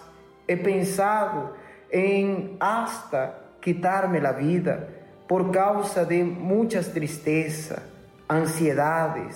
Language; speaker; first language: Spanish; non-native, fluent; Portuguese